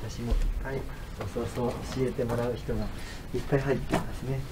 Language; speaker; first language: Japanese; native; Japanese